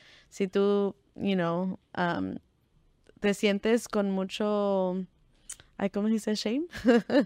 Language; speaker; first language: Spanish; early bilingual, heritage; Spanish